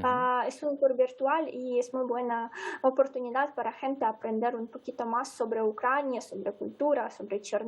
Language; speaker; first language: Spanish; non-native, fluent; Ukrainian